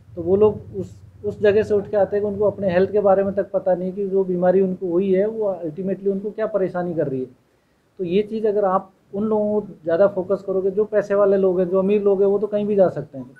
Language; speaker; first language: Hindi; native; Hindi